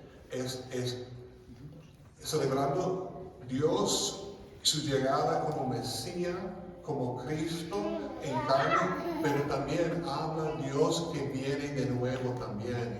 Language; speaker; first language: Spanish; non-native, fluent; English